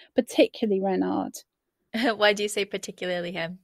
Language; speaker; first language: English; native; English